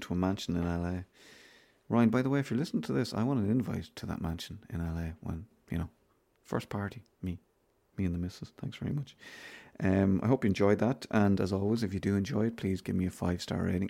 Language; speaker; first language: English; native; English